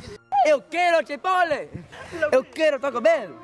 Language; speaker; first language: Spanish; non-native, learner; English